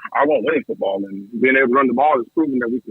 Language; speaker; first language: English; native; English